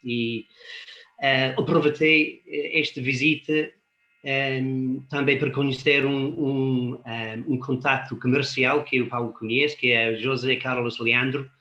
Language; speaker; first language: Portuguese; non-native, fluent; English